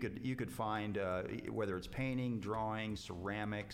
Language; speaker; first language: English; native; English